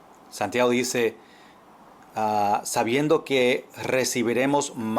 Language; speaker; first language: Spanish; non-native, fluent; English